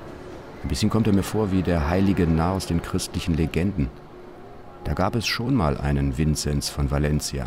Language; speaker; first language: German; native; German